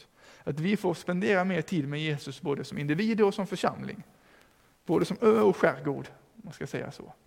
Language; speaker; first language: Swedish; native; Swedish